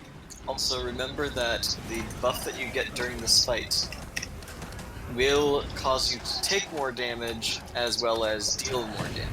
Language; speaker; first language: English; native; English